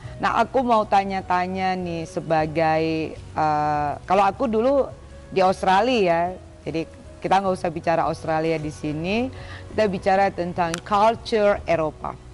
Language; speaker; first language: Indonesian; native; Indonesian